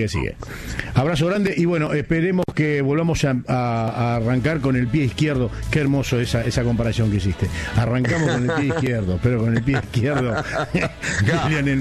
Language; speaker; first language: Spanish; native; Spanish